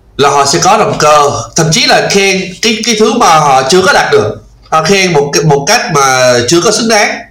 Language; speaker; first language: Vietnamese; non-native, fluent; English